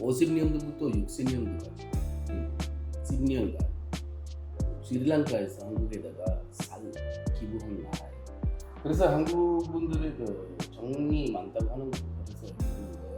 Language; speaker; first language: Korean; non-native, fluent; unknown